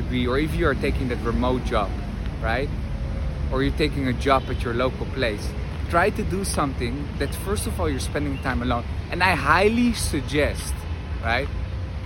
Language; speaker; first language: English; non-native, fluent; Dutch